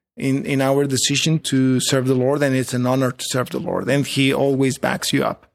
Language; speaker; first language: English; non-native, fluent; Spanish